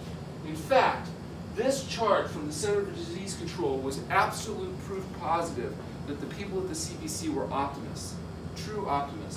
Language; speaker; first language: English; native; English